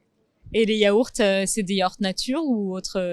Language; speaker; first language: French; native; French